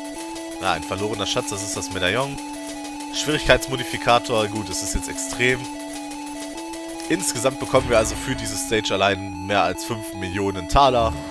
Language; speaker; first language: German; native; German